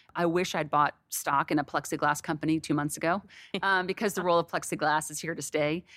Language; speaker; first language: English; native; English